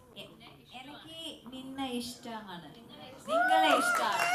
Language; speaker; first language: Malayalam; non-native, learner; Telugu